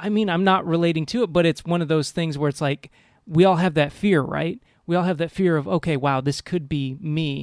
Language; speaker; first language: English; native; English